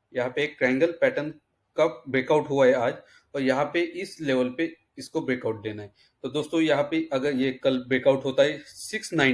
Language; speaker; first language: Hindi; native; Hindi